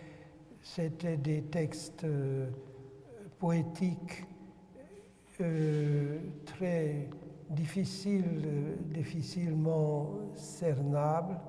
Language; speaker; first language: French; non-native, fluent; Hungarian